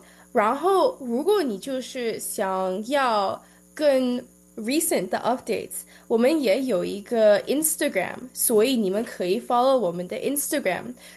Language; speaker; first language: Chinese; early bilingual, heritage; Chinese